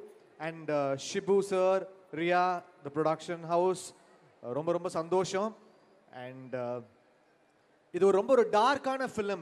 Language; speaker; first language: Tamil; native; Tamil